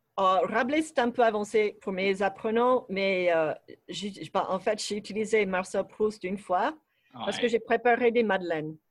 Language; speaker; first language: French; non-native, fluent; English